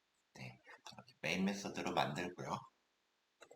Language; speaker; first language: Korean; native; Korean